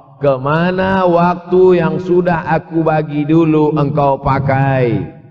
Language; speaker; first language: Malay; native; Malay